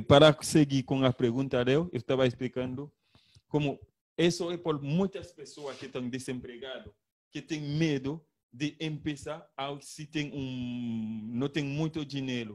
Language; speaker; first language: Portuguese; non-native, learner; Haitian Creole